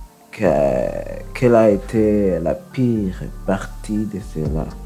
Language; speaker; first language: French; non-native, learner; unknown